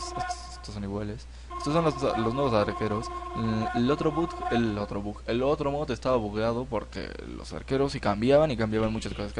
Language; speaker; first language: Spanish; native; Spanish